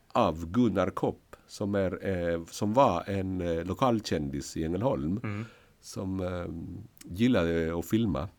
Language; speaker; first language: Swedish; non-native, fluent; Spanish